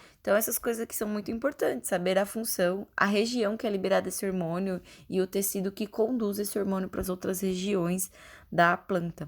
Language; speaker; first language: Portuguese; native; Portuguese